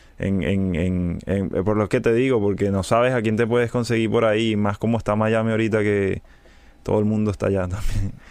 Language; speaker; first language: Spanish; native; Spanish